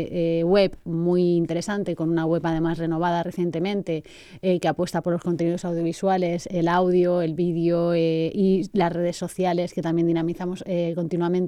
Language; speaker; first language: Spanish; native; Spanish